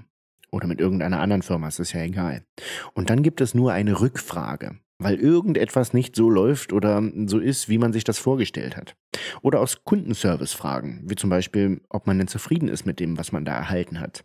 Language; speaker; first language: German; native; German